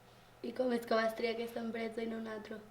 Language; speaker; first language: Catalan; native; Catalan